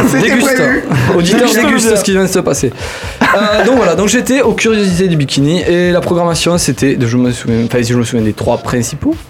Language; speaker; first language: French; native; French